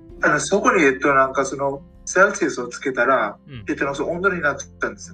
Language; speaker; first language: Japanese; non-native, fluent; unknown